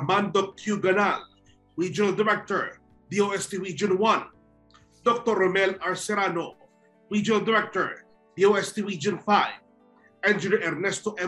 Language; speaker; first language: English; non-native, local second language; Filipino